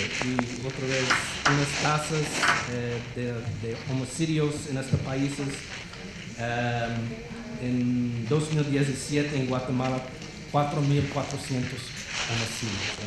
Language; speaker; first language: Spanish; non-native, fluent; English